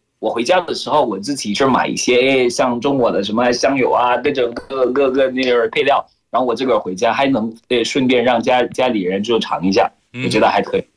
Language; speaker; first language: Chinese; non-native, fluent; French